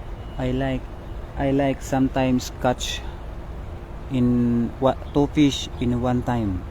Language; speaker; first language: English; non-native, local second language; Filipino